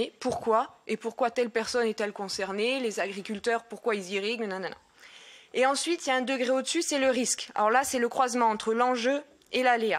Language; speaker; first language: French; native; French